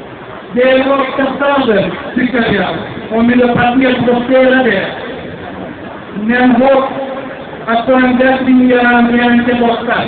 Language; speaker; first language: Swedish; non-native, fluent; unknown